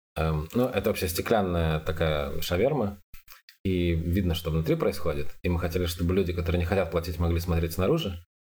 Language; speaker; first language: Russian; native; Russian